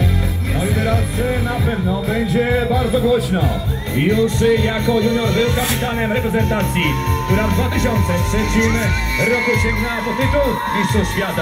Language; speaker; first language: Polish; native; Polish